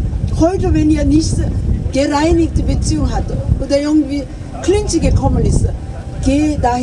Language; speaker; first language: German; non-native, fluent; Korean